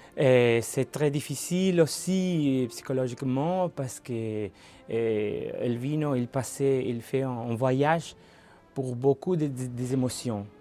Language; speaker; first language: French; non-native, fluent; Spanish